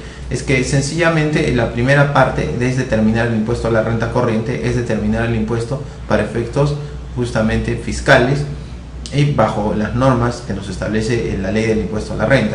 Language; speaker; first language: Spanish; native; Spanish